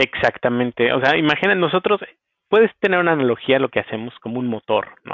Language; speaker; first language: Spanish; native; Spanish